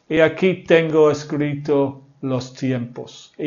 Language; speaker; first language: Spanish; non-native, fluent; English